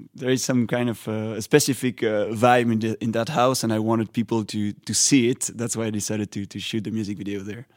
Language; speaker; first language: English; non-native, fluent; French